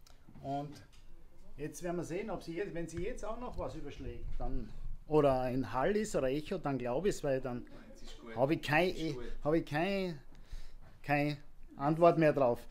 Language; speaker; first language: German; native; German